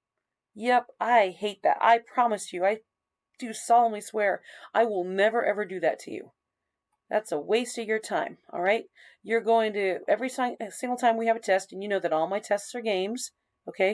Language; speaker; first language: English; native; English